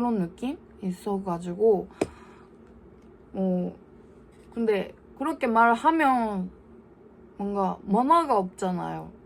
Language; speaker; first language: Korean; non-native, learner; Japanese